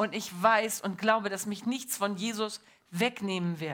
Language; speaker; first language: German; non-native, learner; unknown